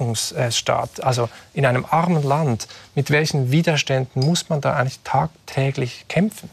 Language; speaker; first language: German; native; German